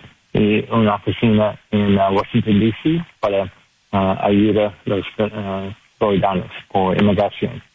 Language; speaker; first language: Spanish; non-native, learner; English